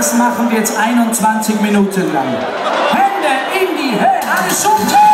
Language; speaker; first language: German; native; German